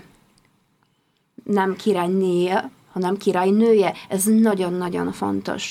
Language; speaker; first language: Hungarian; non-native, fluent; Polish